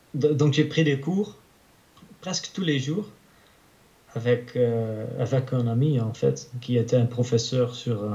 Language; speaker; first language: French; non-native, learner; Dutch